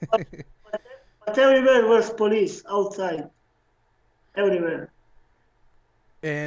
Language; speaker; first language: English; non-native, learner; Slovenian